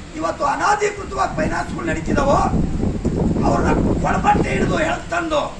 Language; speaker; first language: Kannada; native; Kannada